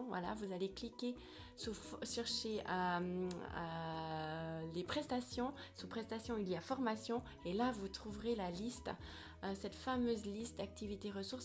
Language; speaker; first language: French; native; French